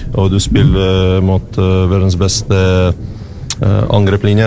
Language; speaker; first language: Norwegian; non-native, learner; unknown